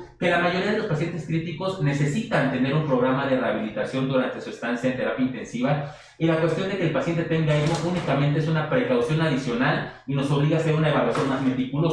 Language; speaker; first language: Spanish; native; Spanish